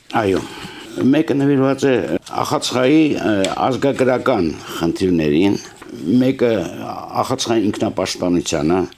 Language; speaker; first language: Armenian; native; Armenian